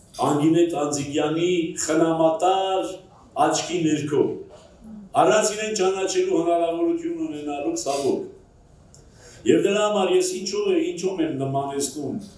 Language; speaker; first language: Armenian; native; Armenian